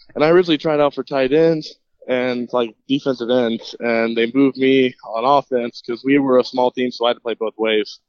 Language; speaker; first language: English; native; English